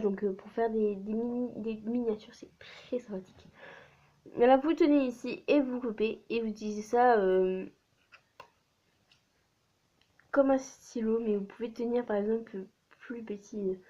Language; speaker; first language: French; native; French